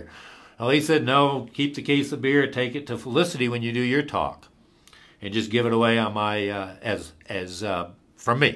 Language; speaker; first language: English; native; English